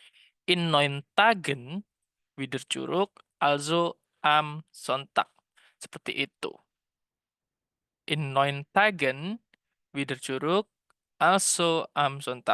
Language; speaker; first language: German; non-native, fluent; Indonesian